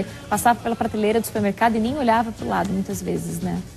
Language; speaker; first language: Portuguese; native; Portuguese